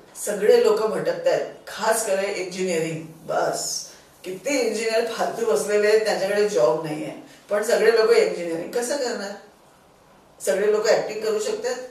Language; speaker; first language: Marathi; non-native, local second language; Sindhi